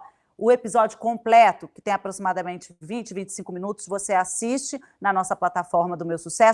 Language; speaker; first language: Portuguese; native; Portuguese